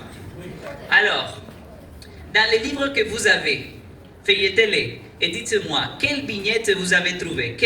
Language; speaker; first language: French; non-native, fluent; Spanish